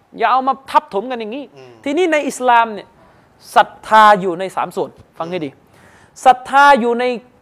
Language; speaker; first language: Thai; non-native, local second language; Malay